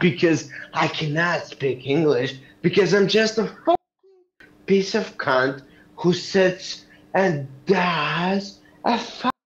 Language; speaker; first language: English; non-native, fluent; Russian